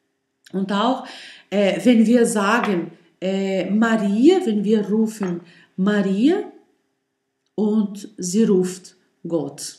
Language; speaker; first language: German; non-native, learner; Portuguese